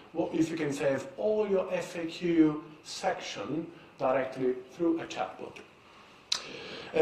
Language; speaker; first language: English; non-native, fluent; Italian